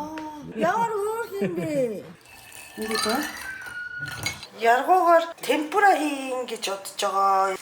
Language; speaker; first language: Mongolian; non-native, fluent; Japanese